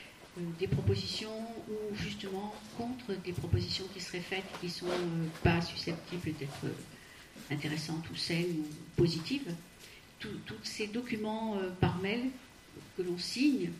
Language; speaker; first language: French; native; French